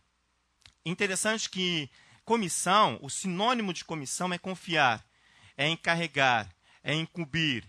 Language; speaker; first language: Portuguese; native; Portuguese